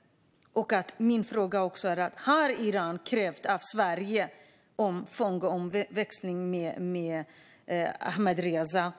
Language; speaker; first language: Swedish; non-native, fluent; Kurdish